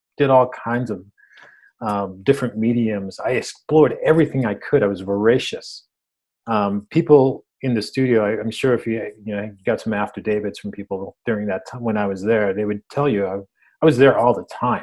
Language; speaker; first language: English; early bilingual, other home language; Spanish